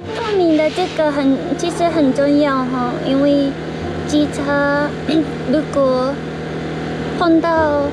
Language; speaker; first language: Chinese; non-native, fluent; Japanese